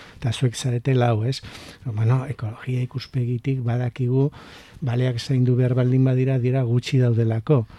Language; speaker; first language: Basque; non-native, local second language; Spanish